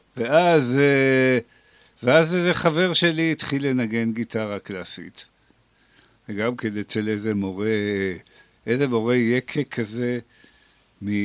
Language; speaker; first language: Hebrew; native; Hebrew